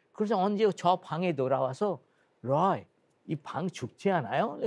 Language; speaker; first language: Korean; non-native, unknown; Bangla